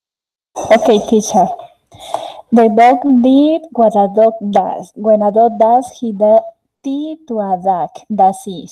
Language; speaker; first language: English; non-native, learner; Spanish